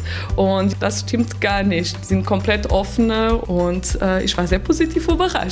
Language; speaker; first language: German; non-native, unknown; Portuguese